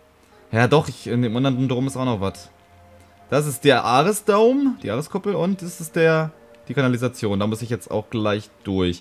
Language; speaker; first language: German; native; German